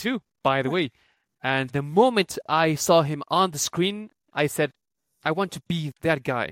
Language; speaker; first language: English; non-native, fluent; Spanish